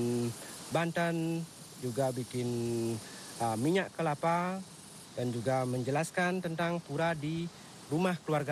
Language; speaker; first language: Indonesian; non-native, local second language; Balinese